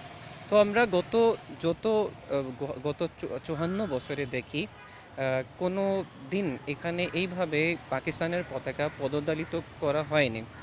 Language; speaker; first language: Bangla; non-native, fluent; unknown